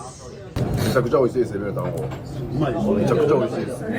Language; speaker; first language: Japanese; native; Japanese